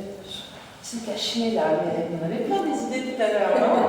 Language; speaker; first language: French; native; French